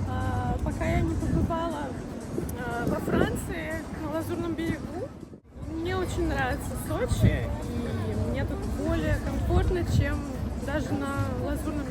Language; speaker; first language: Russian; native; Russian